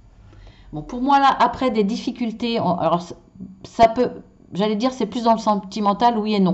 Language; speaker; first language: French; native; French